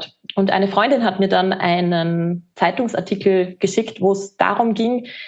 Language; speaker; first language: German; native; German